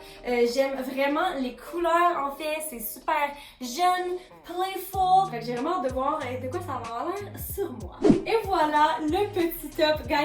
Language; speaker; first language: French; native; French